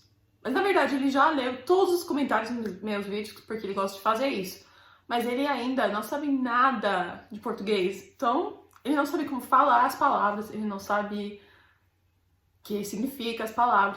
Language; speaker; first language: Portuguese; non-native, fluent; English